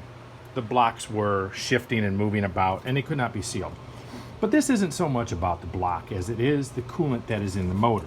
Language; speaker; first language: English; native; English